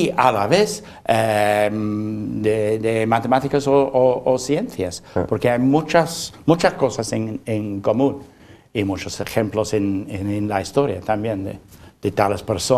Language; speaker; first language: Spanish; non-native, fluent; English